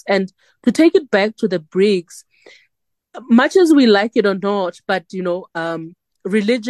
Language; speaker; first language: English; non-native, local second language; Northern Sotho